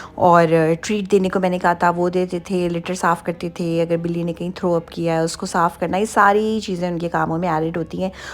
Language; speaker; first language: Urdu; native; Urdu